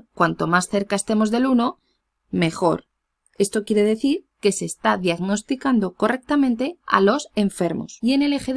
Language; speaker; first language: Spanish; native; Spanish